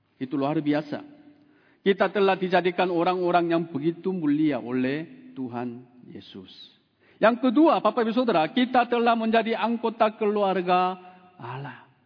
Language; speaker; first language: Indonesian; non-native, fluent; Korean